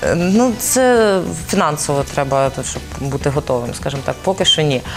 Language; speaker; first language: Ukrainian; native; Ukrainian